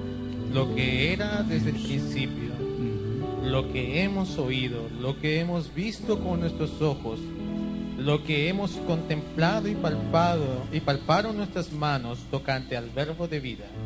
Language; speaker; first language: Spanish; native; Spanish